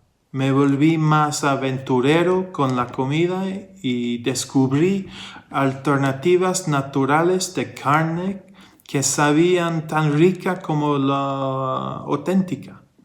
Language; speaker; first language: Spanish; non-native, fluent; English